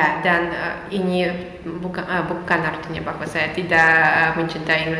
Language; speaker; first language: Indonesian; non-native, fluent; Russian